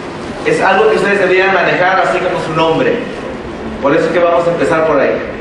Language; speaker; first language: Spanish; native; Spanish